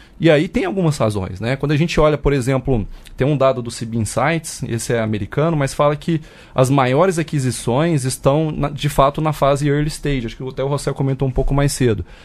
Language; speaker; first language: Portuguese; native; Portuguese